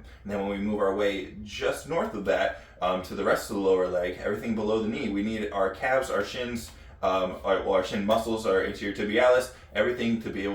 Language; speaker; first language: English; native; English